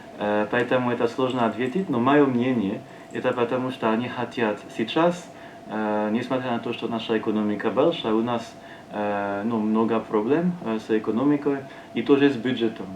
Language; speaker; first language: Russian; non-native, learner; French